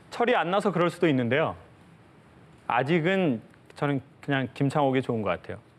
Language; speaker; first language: Korean; native; Korean